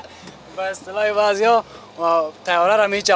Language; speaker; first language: Persian; native; Persian